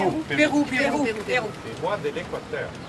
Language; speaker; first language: French; non-native, fluent; Spanish